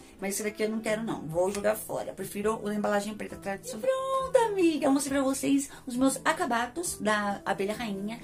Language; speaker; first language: Portuguese; native; Portuguese